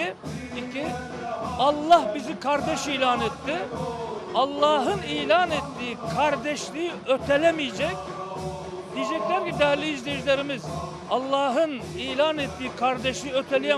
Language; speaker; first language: Turkish; native; Turkish